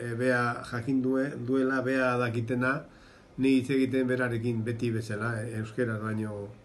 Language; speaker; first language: Basque; non-native, local second language; Spanish